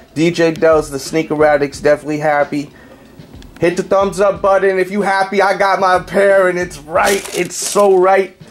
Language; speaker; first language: English; native; English